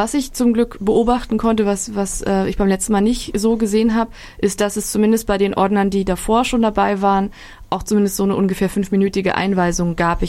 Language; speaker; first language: German; native; German